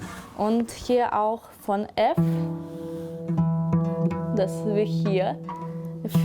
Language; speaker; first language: German; non-native, learner; Ukrainian